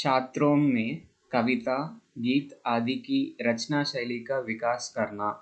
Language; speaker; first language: Hindi; non-native, local second language; Telugu